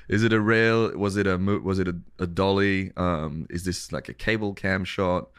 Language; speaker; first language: English; non-native, fluent; Dutch